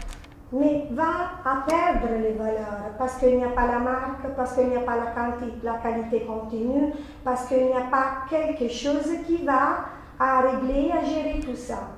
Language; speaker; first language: French; non-native, fluent; Italian